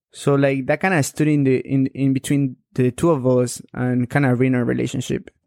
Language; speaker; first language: English; non-native, fluent; Spanish